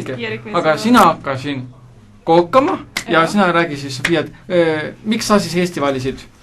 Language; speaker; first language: Estonian; native; Estonian